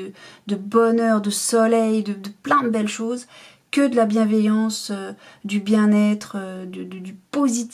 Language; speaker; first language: French; native; French